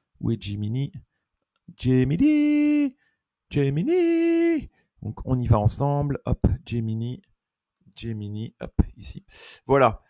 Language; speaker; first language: French; native; French